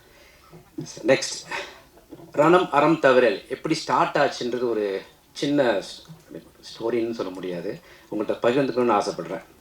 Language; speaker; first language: Tamil; native; Tamil